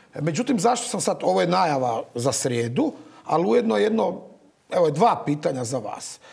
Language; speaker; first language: Croatian; native; Croatian